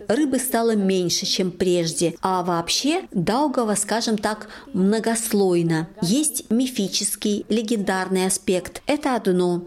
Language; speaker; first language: Russian; non-native, local second language; Latvian